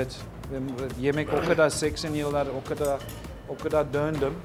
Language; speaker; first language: Turkish; non-native, learner; English